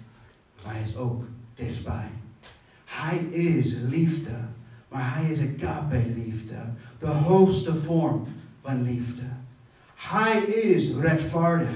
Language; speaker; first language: Dutch; non-native, fluent; English